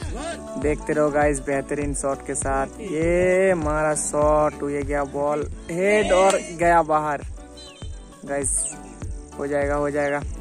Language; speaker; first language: Hindi; non-native, local second language; Bangla